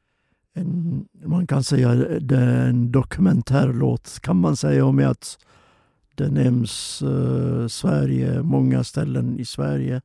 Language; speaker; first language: Swedish; non-native, fluent; Oromo